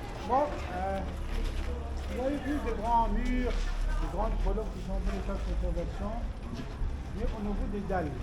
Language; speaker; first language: French; non-native, fluent; Arabic